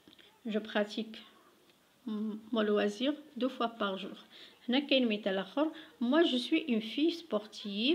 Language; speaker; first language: French; non-native, local second language; Arabic